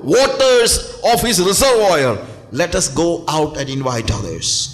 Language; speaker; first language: English; non-native, local second language; Malayalam